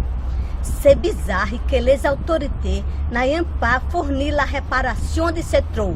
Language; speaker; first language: French; non-native, learner; Portuguese